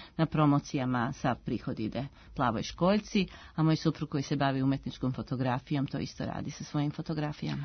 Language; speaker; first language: Serbian; native; Serbian